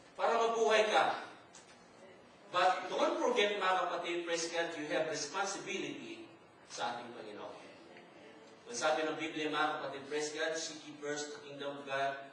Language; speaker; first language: Filipino; non-native, local second language; Cebuano